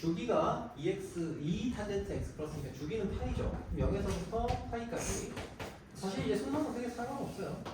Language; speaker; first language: Korean; native; Korean